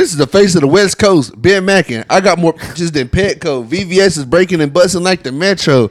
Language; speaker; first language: English; native; English